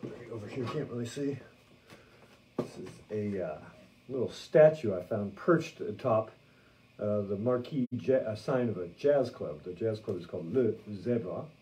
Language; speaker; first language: English; native; English